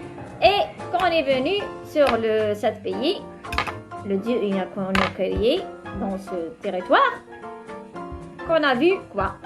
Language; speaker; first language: French; non-native, local second language; Arabic